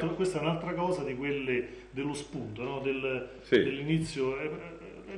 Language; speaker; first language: Italian; native; Italian